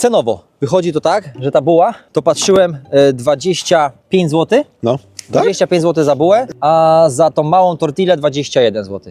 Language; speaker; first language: Polish; native; Polish